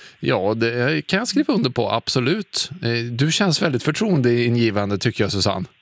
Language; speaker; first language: Swedish; native; Swedish